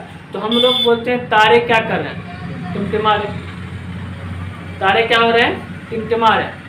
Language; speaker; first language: Hindi; native; Hindi